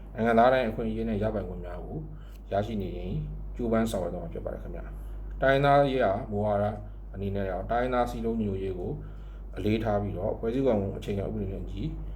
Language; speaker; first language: Burmese; non-native, local second language; Hakha Chin